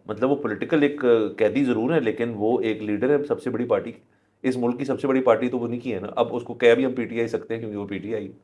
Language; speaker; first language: Urdu; native; Urdu